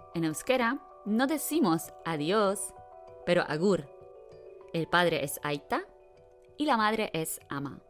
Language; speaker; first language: Spanish; non-native, fluent; Polish